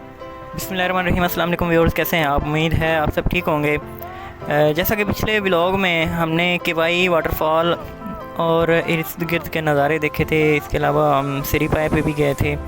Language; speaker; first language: Urdu; native; Urdu